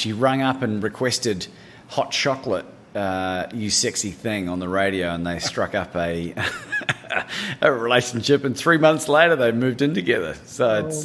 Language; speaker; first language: English; native; English